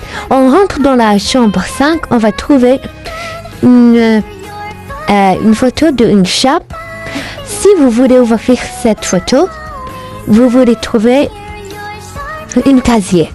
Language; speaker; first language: French; non-native, learner; Arabic